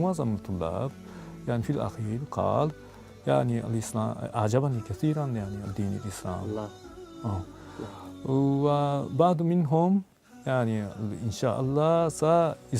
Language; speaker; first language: Arabic; non-native, fluent; Japanese